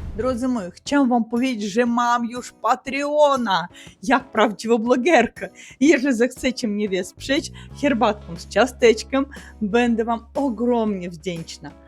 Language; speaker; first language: Polish; non-native, fluent; Russian